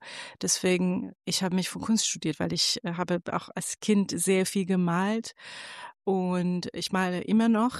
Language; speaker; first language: German; non-native, fluent; Persian